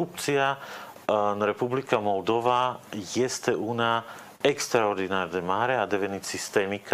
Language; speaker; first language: Romanian; non-native, fluent; Slovak